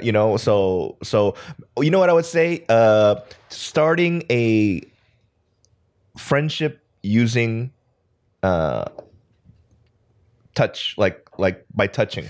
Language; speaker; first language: English; early bilingual, other home language; Korean